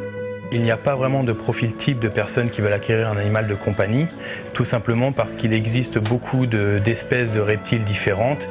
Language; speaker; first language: French; native; French